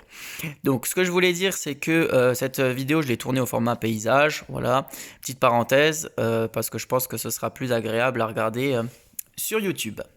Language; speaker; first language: French; native; French